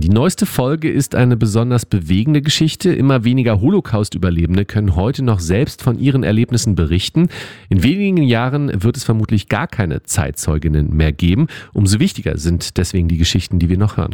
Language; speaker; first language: German; native; German